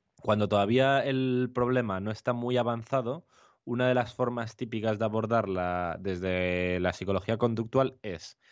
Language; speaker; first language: Spanish; native; Spanish